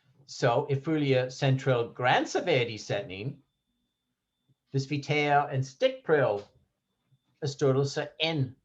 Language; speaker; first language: Danish; non-native, fluent; English